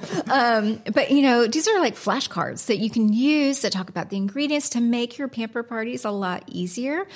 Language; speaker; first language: English; native; English